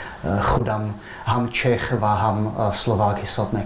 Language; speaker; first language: Persian; non-native, fluent; Slovak